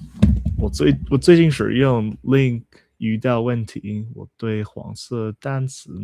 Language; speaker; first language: Chinese; non-native, learner; English